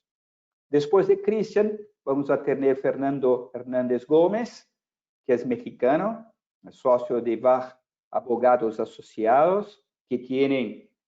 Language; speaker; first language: Spanish; non-native, fluent; Portuguese